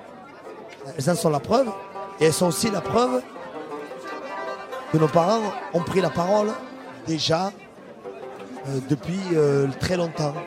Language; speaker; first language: French; native; French